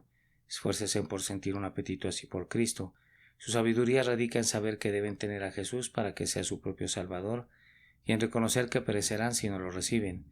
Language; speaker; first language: Spanish; native; Spanish